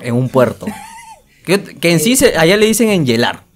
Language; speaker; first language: Spanish; native; Spanish